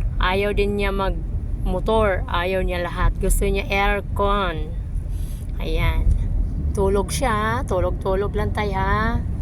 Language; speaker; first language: Filipino; non-native, local second language; Cebuano